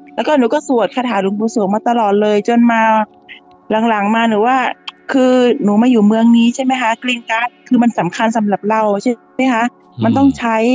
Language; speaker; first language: Thai; native; Thai